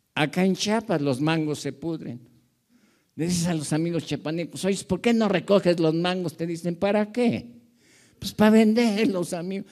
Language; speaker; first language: Spanish; early bilingual, other home language; Japanese